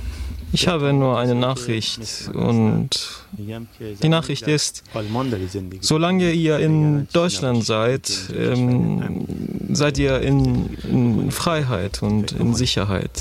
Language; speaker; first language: German; non-native, learner; Persian